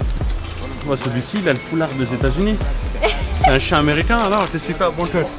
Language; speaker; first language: French; native; French